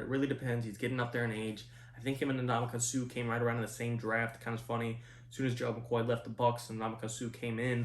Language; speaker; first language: English; native; English